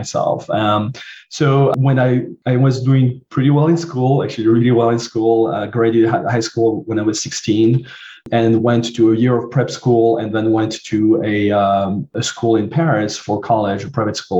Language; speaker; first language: English; non-native, fluent; French